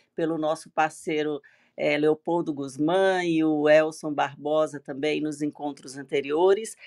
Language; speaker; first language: Portuguese; native; Portuguese